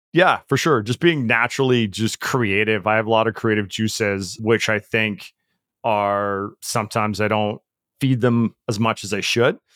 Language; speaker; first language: English; early bilingual, other home language; Czech